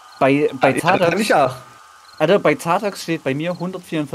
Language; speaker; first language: German; native; German